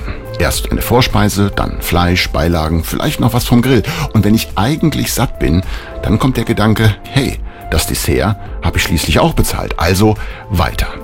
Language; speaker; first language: German; native; German